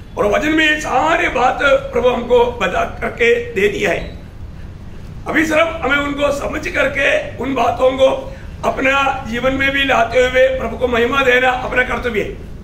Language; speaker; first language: Hindi; non-native, local second language; Malayalam